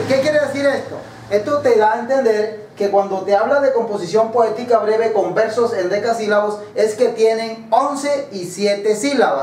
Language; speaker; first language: Spanish; native; Spanish